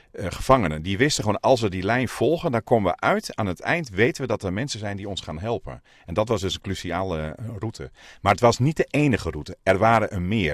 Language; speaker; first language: Dutch; native; Dutch